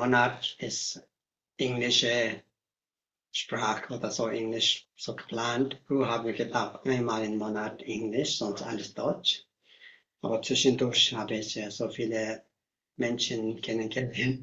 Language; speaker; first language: German; non-native, learner; Tibetan